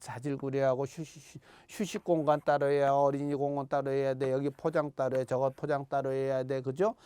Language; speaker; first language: Korean; native; Korean